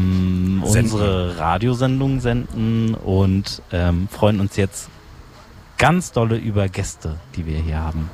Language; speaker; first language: German; native; German